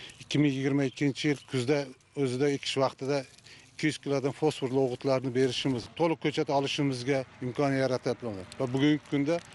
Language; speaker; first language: Uzbek; native; Uzbek